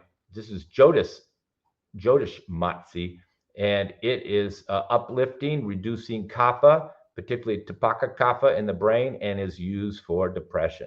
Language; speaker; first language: English; native; English